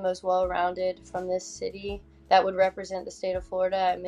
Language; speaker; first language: English; native; English